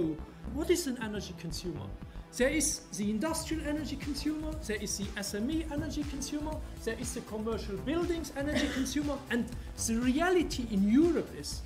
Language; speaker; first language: English; non-native, fluent; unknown